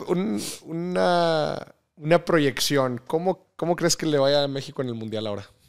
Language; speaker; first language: Spanish; native; Spanish